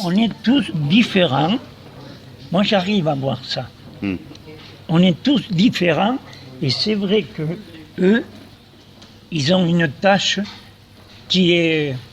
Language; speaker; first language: French; non-native, local second language; Arabic